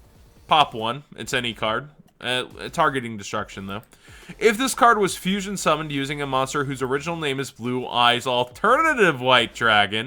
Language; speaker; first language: English; native; English